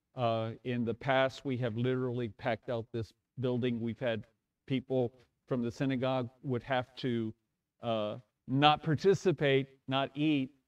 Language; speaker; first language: English; native; English